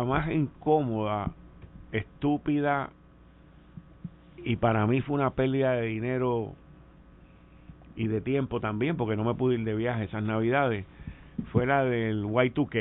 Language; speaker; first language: Spanish; native; Spanish